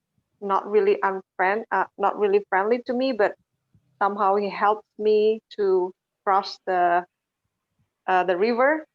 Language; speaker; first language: English; non-native, fluent; Indonesian